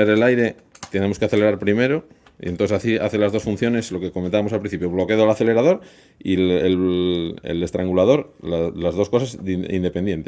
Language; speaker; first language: Spanish; native; Spanish